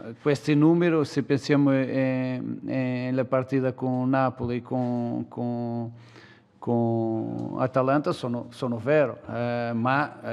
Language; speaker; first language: Italian; non-native, learner; Portuguese